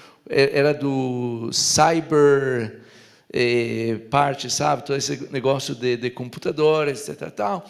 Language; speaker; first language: Portuguese; non-native, fluent; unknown